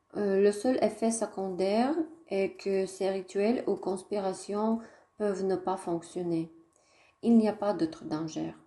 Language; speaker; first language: French; non-native, fluent; Russian